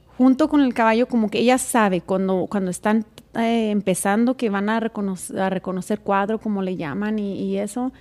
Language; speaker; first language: Spanish; native; Spanish